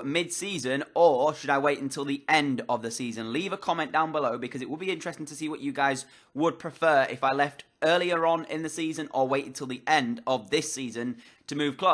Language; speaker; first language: English; native; English